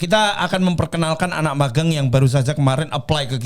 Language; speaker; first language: Indonesian; native; Indonesian